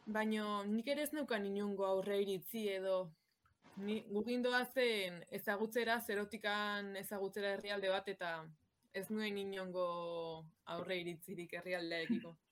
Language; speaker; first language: Basque; native; Basque